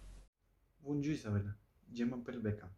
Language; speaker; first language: French; non-native, learner; Spanish